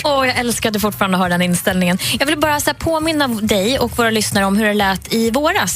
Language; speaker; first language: Swedish; native; Swedish